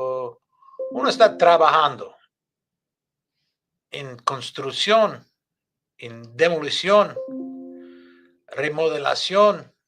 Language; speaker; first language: Spanish; non-native, fluent; English